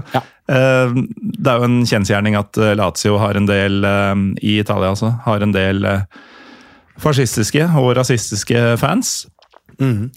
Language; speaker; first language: Norwegian; native; Norwegian